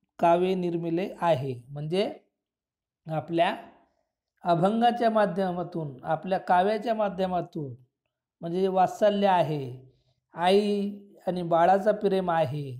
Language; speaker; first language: Marathi; non-native, local second language; Urdu